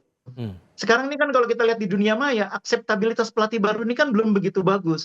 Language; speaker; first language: Indonesian; native; Indonesian